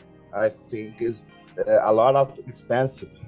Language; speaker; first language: English; non-native, learner; Portuguese